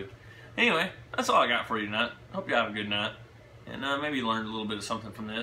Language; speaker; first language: English; native; English